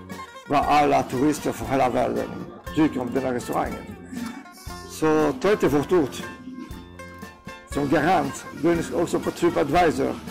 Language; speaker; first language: Swedish; non-native, fluent; Greek